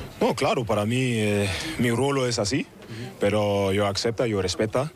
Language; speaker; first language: Spanish; non-native, learner; German